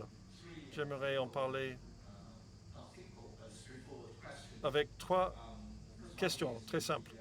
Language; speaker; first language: French; non-native, fluent; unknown